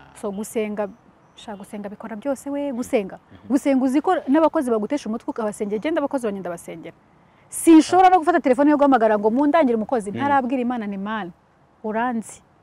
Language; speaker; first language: Kinyarwanda; early bilingual, heritage; Kinyarwanda